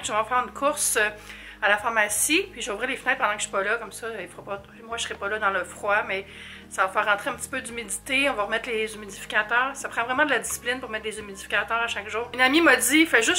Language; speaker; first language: French; native; French